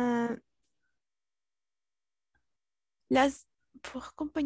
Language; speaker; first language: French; non-native, learner; Spanish